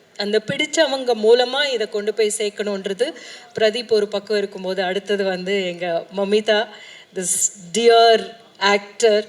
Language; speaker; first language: Tamil; native; Tamil